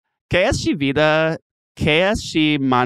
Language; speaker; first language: Spanish; non-native, learner; English